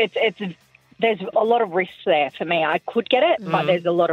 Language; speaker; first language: English; native; English